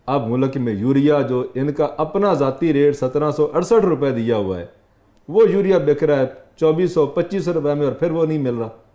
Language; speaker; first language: Urdu; non-native, local second language; Punjabi